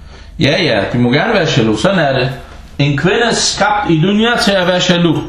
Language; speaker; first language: Danish; early bilingual, other home language; Arabic